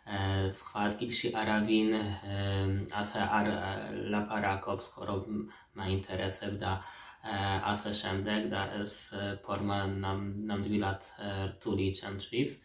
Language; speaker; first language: Georgian; non-native, learner; Polish